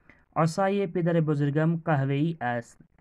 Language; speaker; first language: Persian; non-native, fluent; Urdu